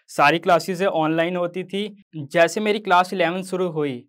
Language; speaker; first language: Hindi; native; Hindi